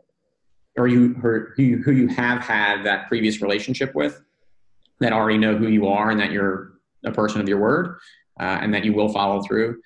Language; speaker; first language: English; native; English